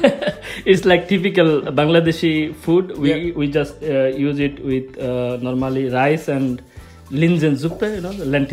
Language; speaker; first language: English; non-native, local second language; Bangla